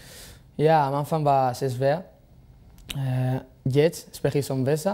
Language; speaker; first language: German; non-native, learner; Spanish